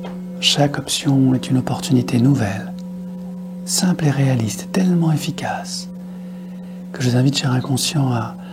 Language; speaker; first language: French; native; French